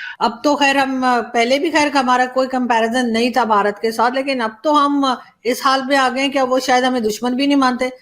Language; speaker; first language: Urdu; native; Urdu